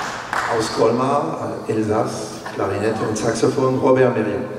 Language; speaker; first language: German; non-native, learner; French